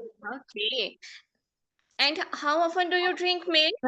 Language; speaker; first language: English; non-native, fluent; Urdu